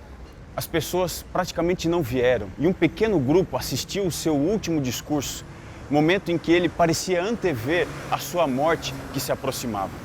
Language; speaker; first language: Portuguese; native; Portuguese